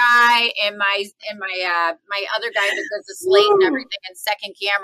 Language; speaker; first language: English; native; English